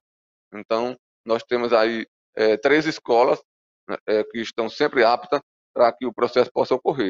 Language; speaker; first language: Portuguese; native; Portuguese